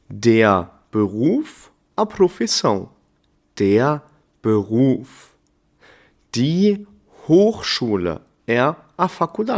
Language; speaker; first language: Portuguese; non-native, fluent; German